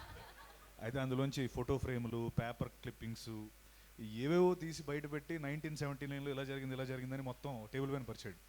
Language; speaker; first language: Telugu; native; Telugu